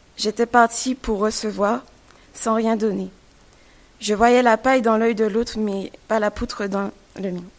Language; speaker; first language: French; native; French